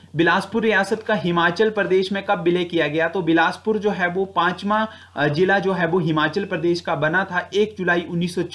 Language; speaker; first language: Hindi; native; Hindi